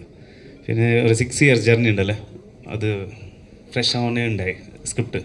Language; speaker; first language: Malayalam; non-native, local second language; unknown